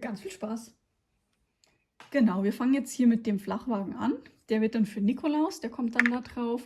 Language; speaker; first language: German; native; German